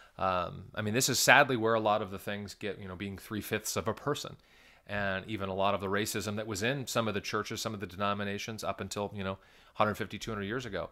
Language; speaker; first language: English; native; English